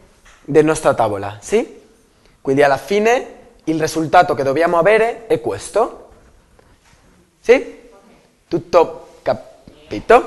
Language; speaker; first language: Italian; non-native, learner; Spanish